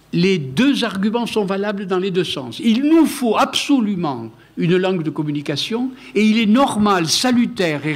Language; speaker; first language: French; non-native, local second language; Occitan